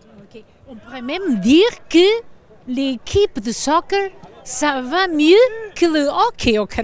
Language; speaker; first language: French; early bilingual, heritage; Portuguese